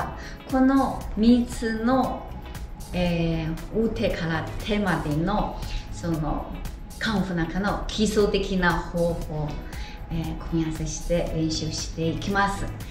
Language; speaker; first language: Japanese; non-native, fluent; Chinese